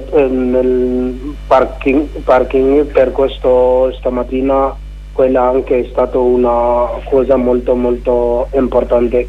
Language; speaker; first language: Italian; non-native, learner; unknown